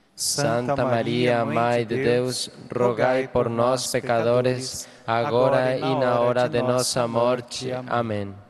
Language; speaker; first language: Portuguese; non-native, learner; Spanish